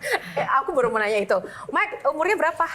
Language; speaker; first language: Indonesian; native; Indonesian